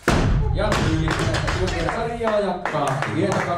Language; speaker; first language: Finnish; native; Finnish